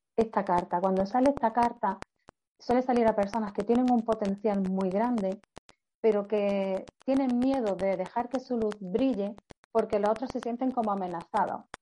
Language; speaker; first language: Spanish; native; Spanish